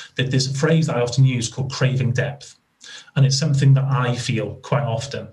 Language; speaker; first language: English; native; English